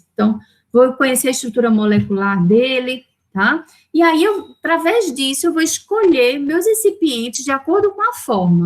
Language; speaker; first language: Portuguese; native; Portuguese